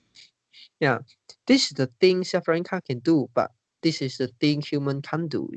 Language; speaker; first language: English; non-native, learner; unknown